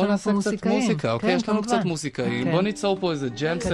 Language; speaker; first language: Hebrew; native; Hebrew